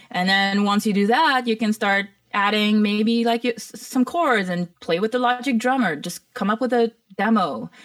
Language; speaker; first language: English; early bilingual, other home language; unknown